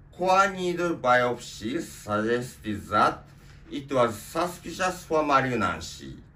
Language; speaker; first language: English; non-native, learner; Japanese